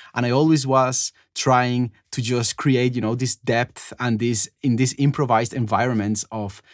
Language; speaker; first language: English; non-native, fluent; Spanish